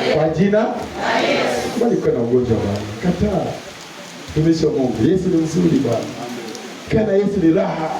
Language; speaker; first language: Swahili; non-native, local second language; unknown